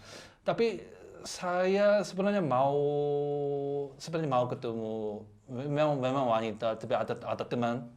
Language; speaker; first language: Indonesian; non-native, learner; Korean